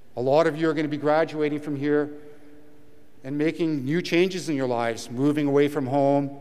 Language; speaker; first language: English; early bilingual, other home language; French